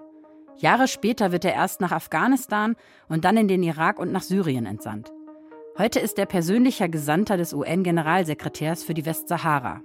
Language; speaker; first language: German; native; German